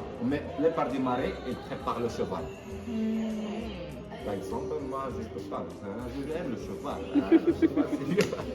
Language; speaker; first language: French; non-native, local second language; Arabic